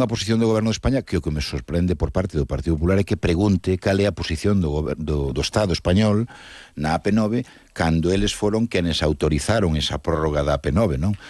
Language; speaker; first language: Galician; non-native, local second language; Spanish